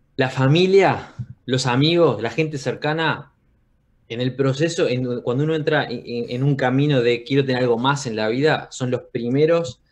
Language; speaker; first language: Spanish; native; Spanish